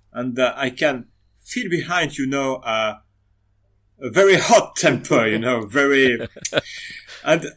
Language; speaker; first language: English; non-native, fluent; French